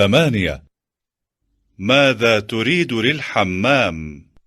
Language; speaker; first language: Arabic; non-native, learner; Bosnian